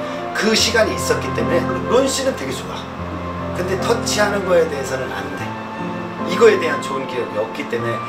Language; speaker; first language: Korean; native; Korean